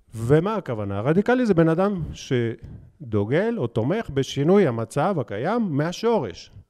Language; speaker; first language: Hebrew; native; Hebrew